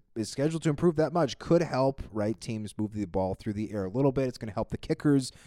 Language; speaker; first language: English; native; English